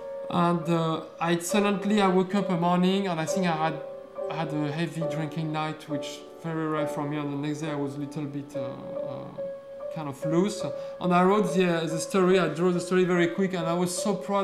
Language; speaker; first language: English; non-native, fluent; French